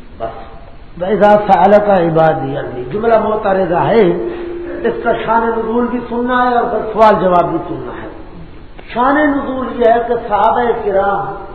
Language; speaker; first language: Urdu; non-native, local second language; Punjabi